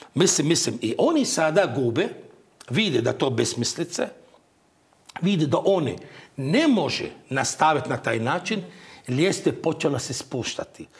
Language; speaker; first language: Croatian; non-native, fluent; Arabic